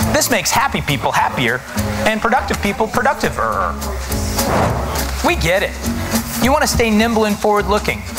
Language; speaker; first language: English; native; English